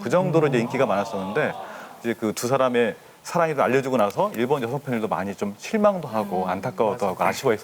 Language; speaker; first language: Korean; native; Korean